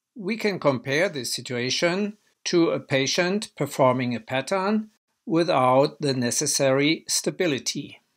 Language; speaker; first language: English; non-native, fluent; German